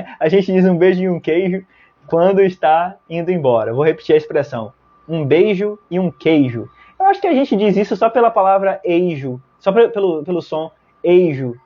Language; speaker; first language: Portuguese; native; Portuguese